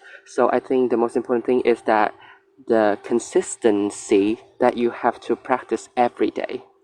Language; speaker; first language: English; non-native, learner; Vietnamese